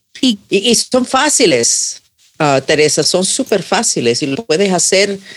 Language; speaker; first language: Spanish; non-native, fluent; English